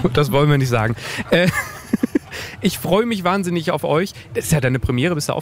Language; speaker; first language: German; native; German